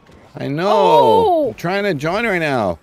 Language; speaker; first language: English; native; English